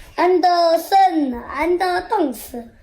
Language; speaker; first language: English; non-native, learner; Chinese